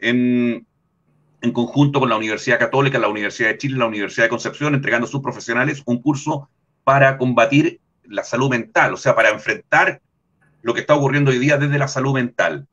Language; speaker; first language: Spanish; native; Spanish